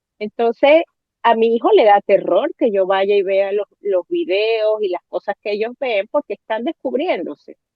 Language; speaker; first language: Spanish; native; Spanish